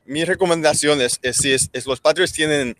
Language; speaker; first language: Spanish; non-native, learner; English